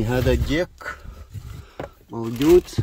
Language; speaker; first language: Arabic; non-native, learner; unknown